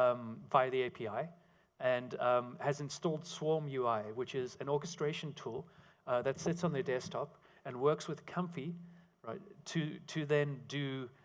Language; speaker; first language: English; native; English